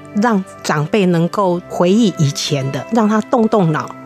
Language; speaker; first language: Chinese; native; Chinese